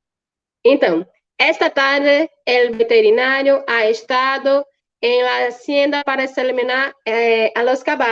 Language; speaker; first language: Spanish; non-native, fluent; Portuguese